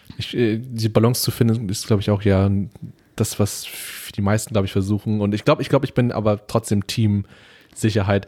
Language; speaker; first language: German; early bilingual, other home language; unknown